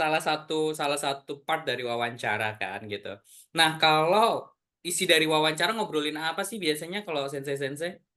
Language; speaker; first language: Indonesian; native; Indonesian